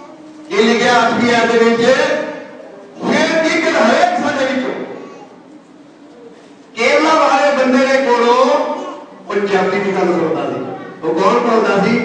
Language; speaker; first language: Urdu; non-native, local second language; Punjabi